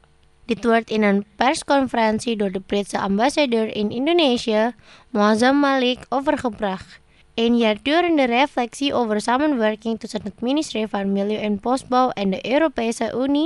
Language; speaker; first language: Dutch; non-native, fluent; Indonesian